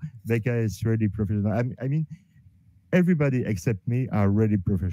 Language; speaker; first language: English; non-native, learner; French